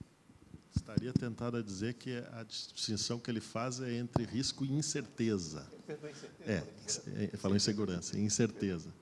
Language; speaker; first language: Portuguese; native; Portuguese